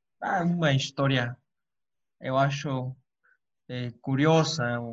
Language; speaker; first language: Portuguese; non-native, fluent; Spanish